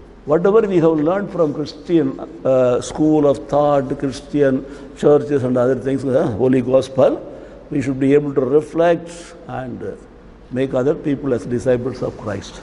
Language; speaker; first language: English; non-native, local second language; Tamil